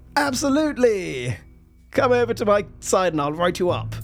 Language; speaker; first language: English; native; English